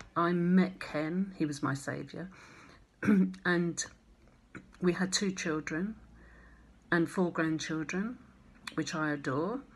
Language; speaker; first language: English; native; English